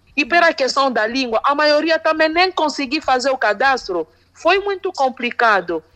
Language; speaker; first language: Portuguese; non-native, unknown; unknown